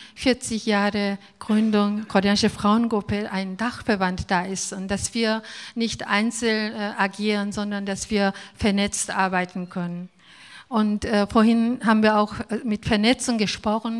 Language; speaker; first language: German; non-native, fluent; Korean